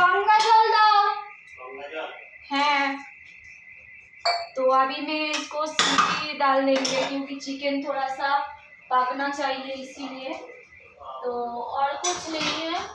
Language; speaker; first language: Hindi; non-native, local second language; Bangla